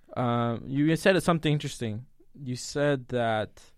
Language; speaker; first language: English; early bilingual, other home language; Spanish